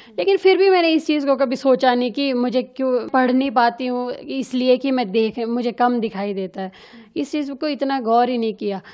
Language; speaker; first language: Hindi; native; Hindi